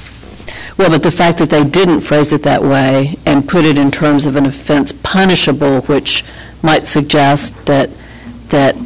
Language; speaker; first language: English; native; English